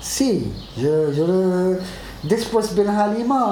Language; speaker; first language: Spanish; non-native, learner; Arabic